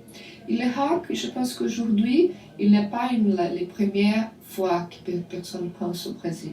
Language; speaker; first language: French; non-native, learner; Portuguese